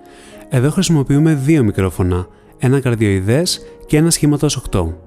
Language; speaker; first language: Greek; native; Greek